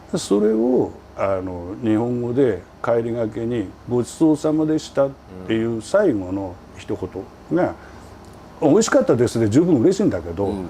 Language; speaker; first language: Japanese; native; Japanese